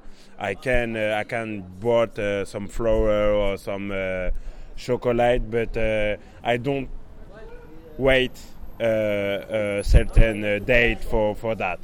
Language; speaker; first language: English; non-native, learner; French